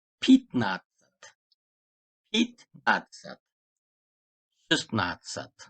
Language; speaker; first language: Russian; non-native, fluent; Turkish